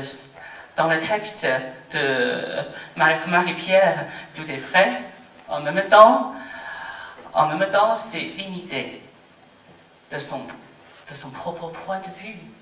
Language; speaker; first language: French; non-native, fluent; Chinese